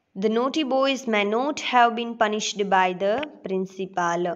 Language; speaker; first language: English; non-native, local second language; Gujarati